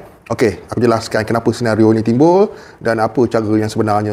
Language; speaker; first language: Malay; native; Malay